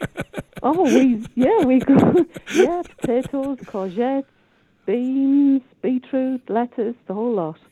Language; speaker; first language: English; native; English